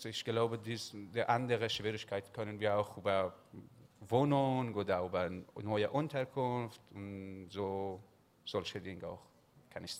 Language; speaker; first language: German; non-native, learner; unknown